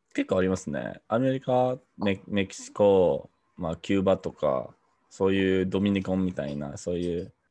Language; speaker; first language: Japanese; non-native, fluent; English